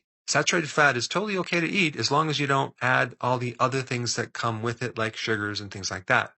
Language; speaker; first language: English; native; English